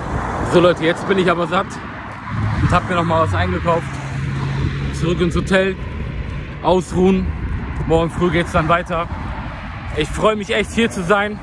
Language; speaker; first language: German; early bilingual, other home language; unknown